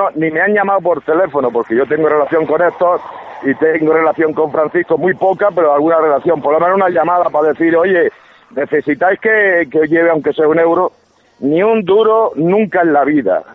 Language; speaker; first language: Spanish; native; Spanish